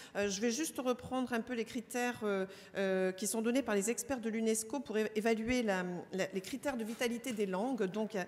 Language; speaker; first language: French; native; French